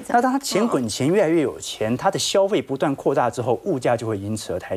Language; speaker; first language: Chinese; native; Chinese